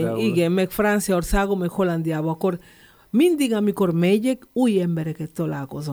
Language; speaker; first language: Hungarian; non-native, learner; Spanish